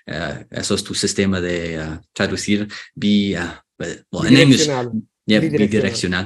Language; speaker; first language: Spanish; non-native, fluent; English